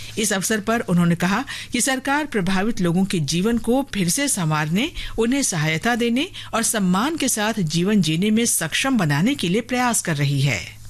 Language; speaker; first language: Hindi; native; Hindi